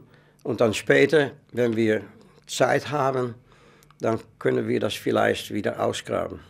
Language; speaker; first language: German; non-native, fluent; Dutch